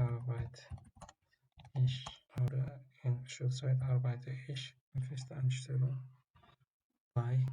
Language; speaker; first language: German; non-native, learner; Tigrinya